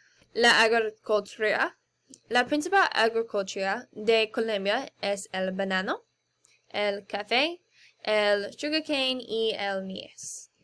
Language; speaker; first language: Spanish; non-native, learner; English